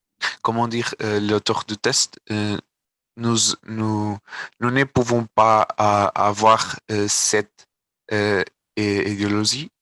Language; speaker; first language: French; non-native, learner; Portuguese